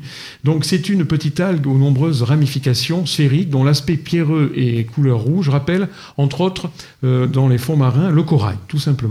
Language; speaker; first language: French; native; French